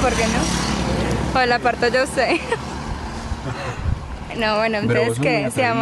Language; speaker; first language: Spanish; native; Spanish